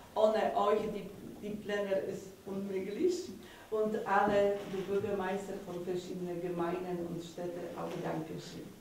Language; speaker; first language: German; non-native, learner; Polish